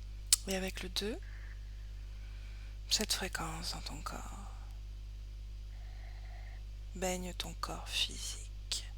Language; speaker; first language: French; native; French